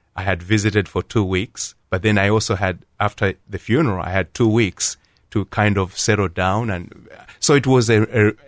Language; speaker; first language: English; non-native, local second language; Ganda